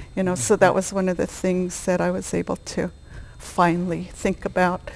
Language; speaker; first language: English; native; English